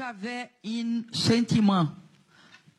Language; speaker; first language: French; non-native, learner; Portuguese